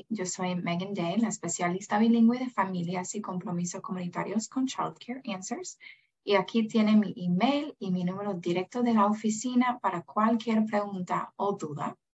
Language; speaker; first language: Spanish; non-native, fluent; English